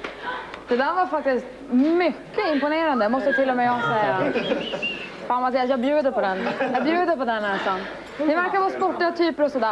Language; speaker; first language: Swedish; native; Swedish